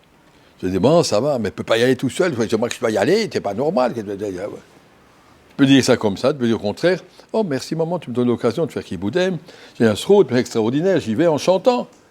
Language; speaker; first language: French; native; French